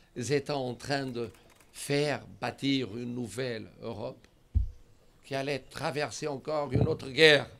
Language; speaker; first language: French; non-native, fluent; Portuguese